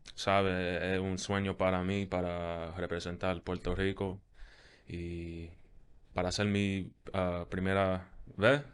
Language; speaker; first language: Spanish; early bilingual, other home language; English